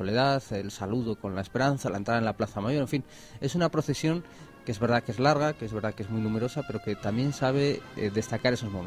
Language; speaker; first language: Spanish; native; Spanish